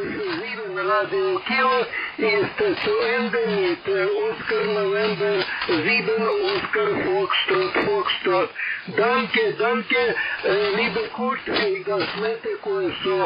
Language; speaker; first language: German; non-native, learner; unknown